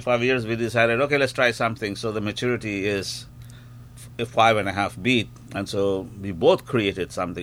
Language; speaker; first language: English; non-native, local second language; Bangla